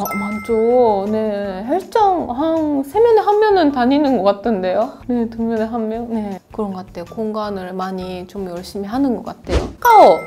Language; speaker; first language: Korean; non-native, fluent; Japanese